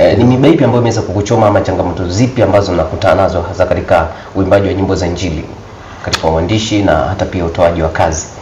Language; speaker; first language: Swahili; native; Swahili